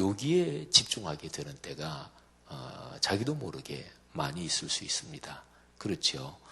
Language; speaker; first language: Korean; native; Korean